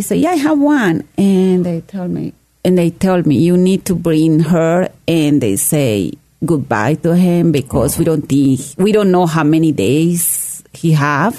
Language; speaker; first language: English; non-native, learner; Spanish